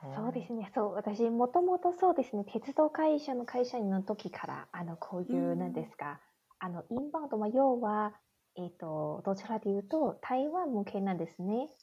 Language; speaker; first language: Japanese; non-native, fluent; Chinese